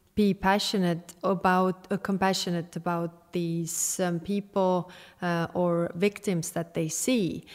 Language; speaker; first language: English; non-native, fluent; Estonian